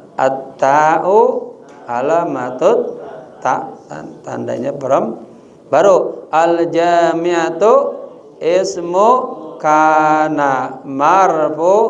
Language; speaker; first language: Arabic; non-native, fluent; Indonesian